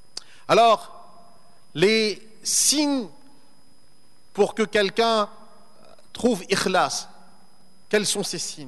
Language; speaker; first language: French; native; French